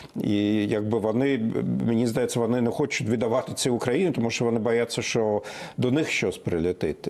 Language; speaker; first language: Ukrainian; non-native, fluent; German